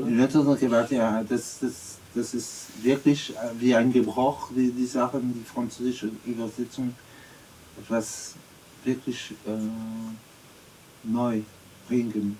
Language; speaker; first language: German; non-native, learner; French